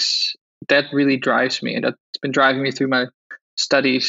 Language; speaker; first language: English; non-native, fluent; Dutch